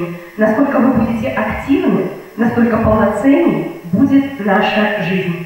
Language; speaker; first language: Russian; native; Russian